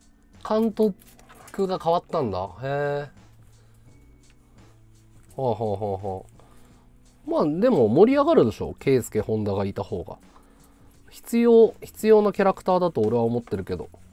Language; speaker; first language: Japanese; native; Japanese